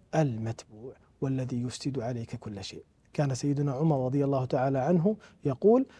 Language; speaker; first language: Arabic; native; Arabic